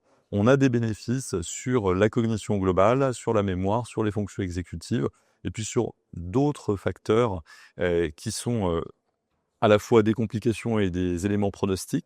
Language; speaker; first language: French; native; French